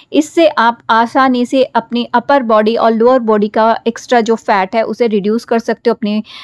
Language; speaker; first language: Hindi; native; Hindi